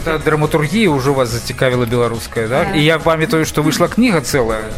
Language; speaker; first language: Belarusian; native; Belarusian